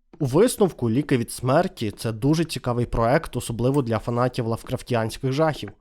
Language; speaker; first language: Ukrainian; native; Ukrainian